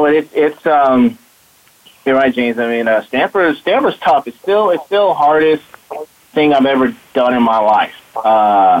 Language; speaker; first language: English; native; English